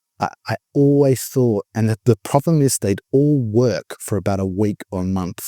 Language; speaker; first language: English; native; English